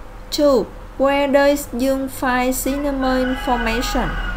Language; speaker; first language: English; non-native, fluent; Vietnamese